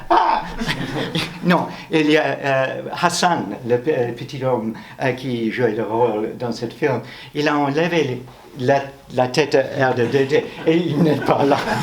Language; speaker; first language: French; non-native, learner; English